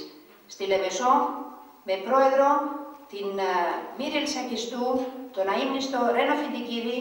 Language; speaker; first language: Greek; native; Greek